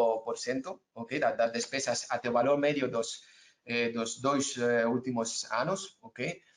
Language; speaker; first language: Portuguese; non-native, learner; Spanish